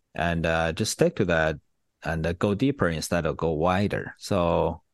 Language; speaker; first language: English; non-native, fluent; Chinese